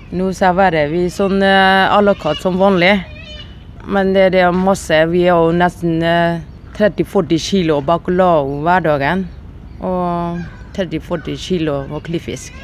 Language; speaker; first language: Norwegian; non-native, learner; Burmese